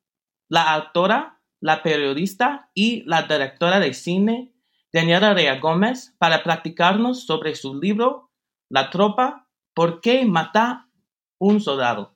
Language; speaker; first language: Spanish; non-native, fluent; English